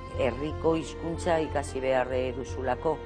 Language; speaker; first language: Basque; non-native, local second language; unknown